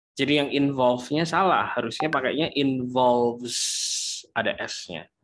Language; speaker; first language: Indonesian; native; Indonesian